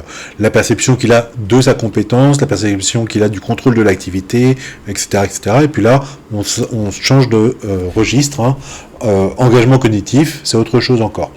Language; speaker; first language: French; native; French